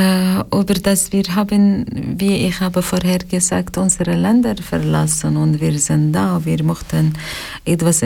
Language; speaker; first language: German; non-native, learner; Arabic